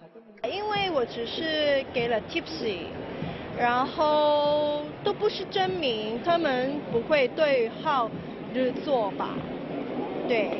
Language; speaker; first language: Chinese; non-native, local second language; Cantonese